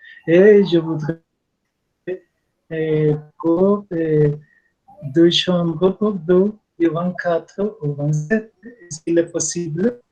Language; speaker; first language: French; non-native, learner; Spanish